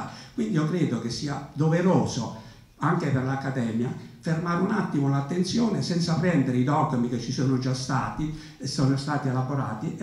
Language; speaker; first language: Italian; native; Italian